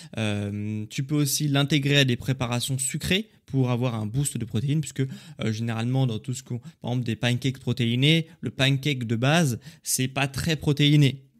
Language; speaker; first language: French; native; French